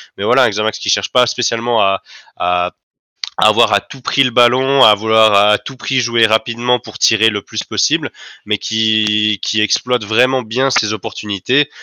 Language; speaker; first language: French; native; French